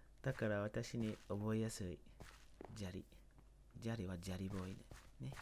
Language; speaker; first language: Japanese; non-native, learner; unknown